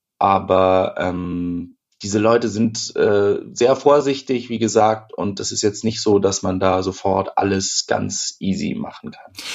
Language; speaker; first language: German; native; German